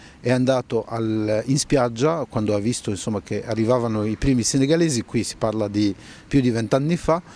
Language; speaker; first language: Italian; non-native, fluent; Arabic